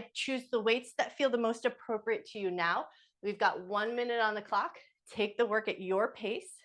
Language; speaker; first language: English; native; English